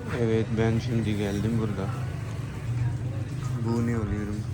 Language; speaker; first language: Turkish; non-native, learner; Urdu